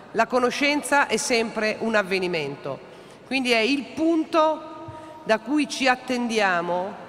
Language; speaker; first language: Italian; native; Italian